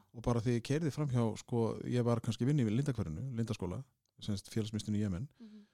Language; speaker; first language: Icelandic; native; Icelandic